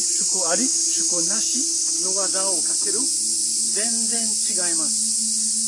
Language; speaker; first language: Japanese; non-native, fluent; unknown